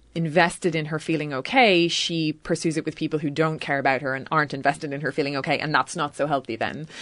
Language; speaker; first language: English; native; English